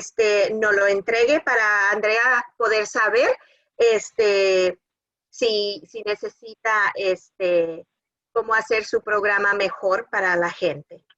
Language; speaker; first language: Spanish; early bilingual, other home language; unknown